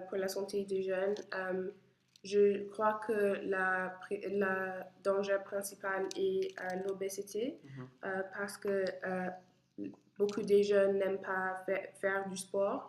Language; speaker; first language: French; non-native, learner; English